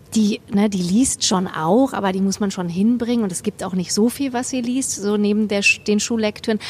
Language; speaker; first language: German; native; German